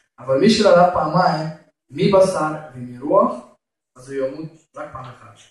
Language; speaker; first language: Hebrew; non-native, fluent; Russian